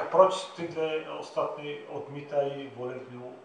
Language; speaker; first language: Czech; non-native, fluent; Arabic